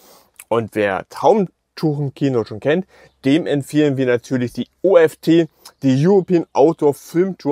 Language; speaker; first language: German; native; German